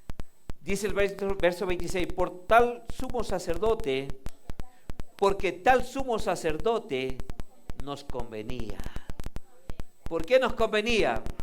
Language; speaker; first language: Spanish; native; Spanish